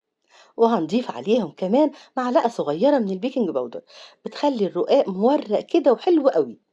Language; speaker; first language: Arabic; native; Arabic